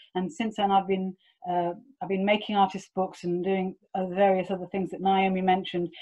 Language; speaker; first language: English; native; English